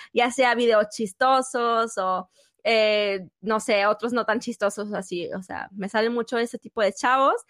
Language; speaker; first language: Spanish; native; Spanish